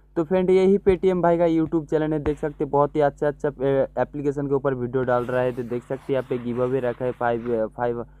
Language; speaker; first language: Hindi; non-native, local second language; Bangla